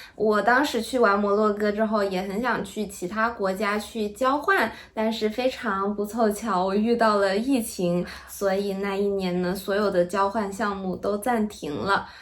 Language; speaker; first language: Chinese; native; Chinese